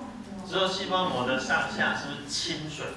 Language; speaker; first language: Chinese; native; Chinese